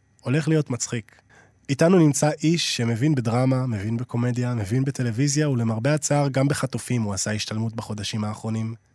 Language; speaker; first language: Hebrew; native; Hebrew